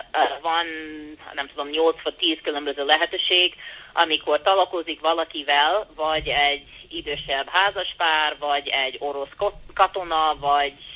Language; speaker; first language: Hungarian; early bilingual, heritage; Hungarian